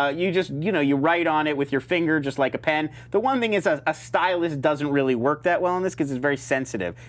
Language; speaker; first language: English; native; English